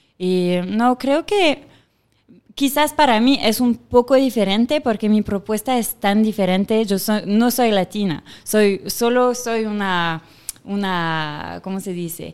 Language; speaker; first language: Spanish; non-native, fluent; French